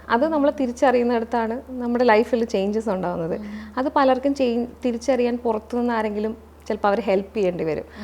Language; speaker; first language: Malayalam; native; Malayalam